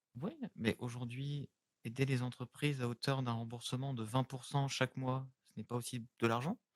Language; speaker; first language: French; native; French